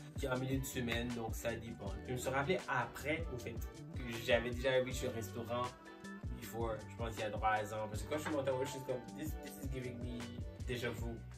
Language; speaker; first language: French; native; French